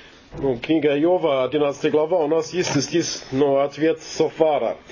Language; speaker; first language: Russian; non-native, learner; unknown